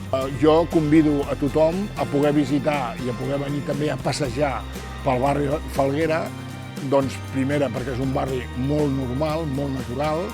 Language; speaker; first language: Catalan; non-native, local second language; Spanish